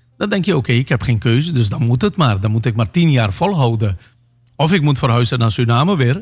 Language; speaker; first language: Dutch; non-native, local second language; Caribbean Hindustani